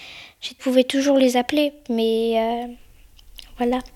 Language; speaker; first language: French; early bilingual, other home language; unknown